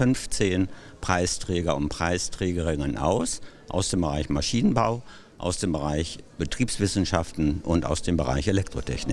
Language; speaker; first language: German; native; German